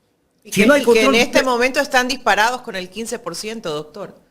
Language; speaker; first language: Spanish; native; Spanish